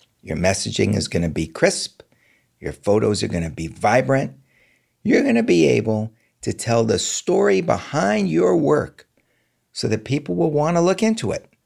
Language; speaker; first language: English; native; English